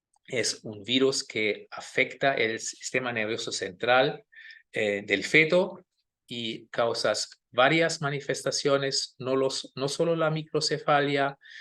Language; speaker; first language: Spanish; non-native, fluent; German